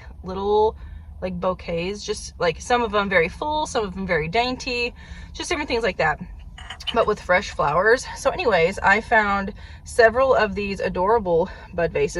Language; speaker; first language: English; native; English